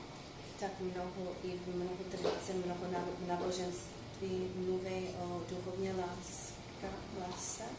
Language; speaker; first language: Czech; non-native, fluent; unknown